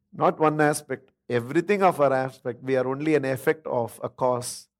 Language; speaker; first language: English; non-native, local second language; Tamil